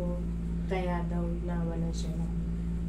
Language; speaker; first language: Filipino; native; Filipino